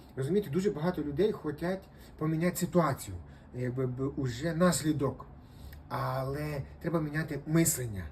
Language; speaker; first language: Ukrainian; non-native, local second language; Russian